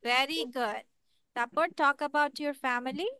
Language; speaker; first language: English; non-native, fluent; Bangla